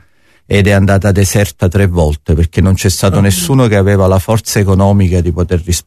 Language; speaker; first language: Italian; native; Italian